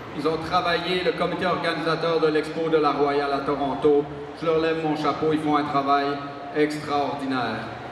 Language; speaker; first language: French; native; French